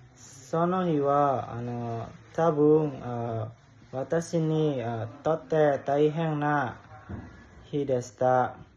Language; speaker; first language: Japanese; non-native, learner; Indonesian